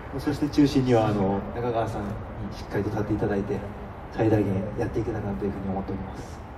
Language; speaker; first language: Japanese; native; Japanese